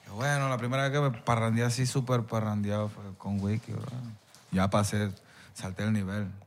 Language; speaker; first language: Spanish; native; Spanish